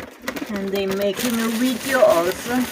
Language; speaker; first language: English; non-native, local second language; Filipino